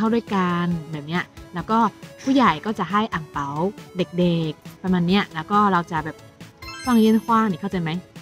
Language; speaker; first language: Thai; non-native, fluent; Chinese